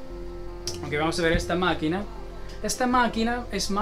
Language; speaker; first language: Spanish; non-native, learner; Chinese